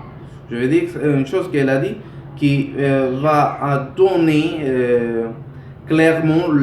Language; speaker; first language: French; non-native, learner; Spanish